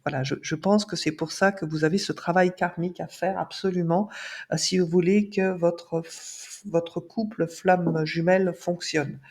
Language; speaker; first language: French; native; French